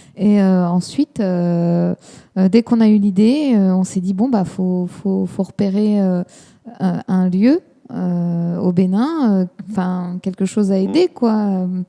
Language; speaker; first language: French; native; French